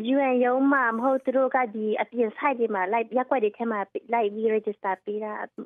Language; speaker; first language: Burmese; non-native, local second language; Western Kayah